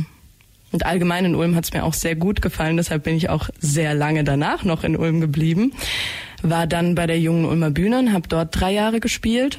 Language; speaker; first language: German; native; German